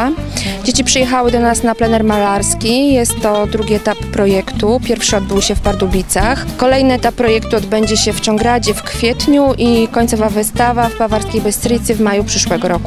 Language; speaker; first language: Polish; native; Polish